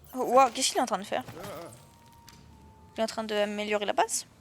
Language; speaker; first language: French; native; French